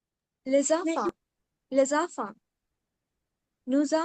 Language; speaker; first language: French; non-native, learner; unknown